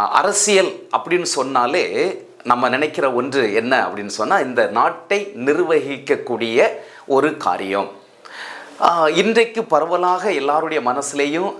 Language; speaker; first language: Tamil; native; Tamil